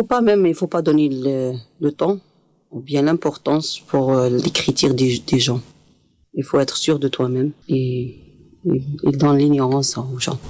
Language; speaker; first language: French; non-native, local second language; Arabic